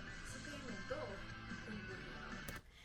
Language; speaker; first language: Korean; non-native, learner; English